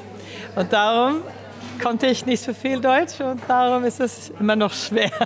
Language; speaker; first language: German; early bilingual, heritage; German